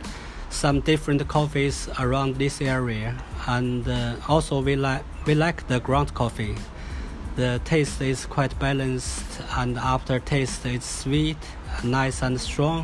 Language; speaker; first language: English; non-native, fluent; Chinese